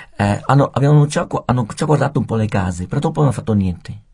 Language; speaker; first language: Italian; native; Italian